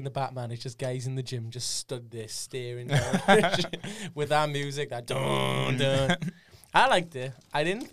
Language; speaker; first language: English; native; English